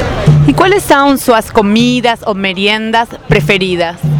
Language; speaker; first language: Portuguese; non-native, fluent; Spanish